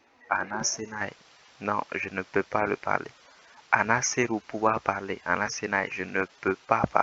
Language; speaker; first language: French; native; French